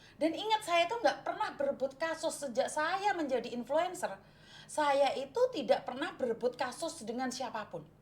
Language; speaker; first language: Indonesian; non-native, local second language; Javanese